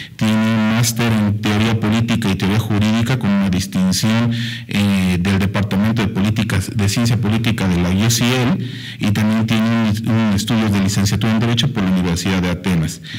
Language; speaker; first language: Spanish; native; Spanish